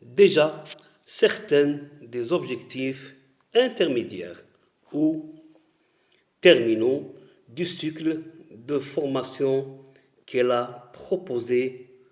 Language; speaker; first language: French; non-native, local second language; Arabic